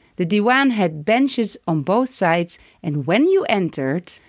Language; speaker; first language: English; non-native, fluent; Dutch